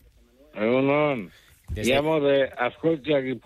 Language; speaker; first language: Spanish; non-native, local second language; Basque